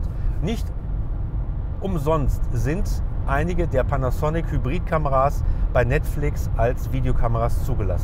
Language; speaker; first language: German; native; German